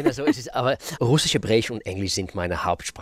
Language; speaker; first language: German; non-native, fluent; Russian